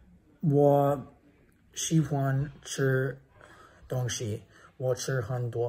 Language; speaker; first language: Chinese; non-native, learner; English